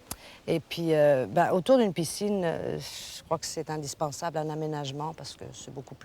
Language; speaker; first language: French; native; French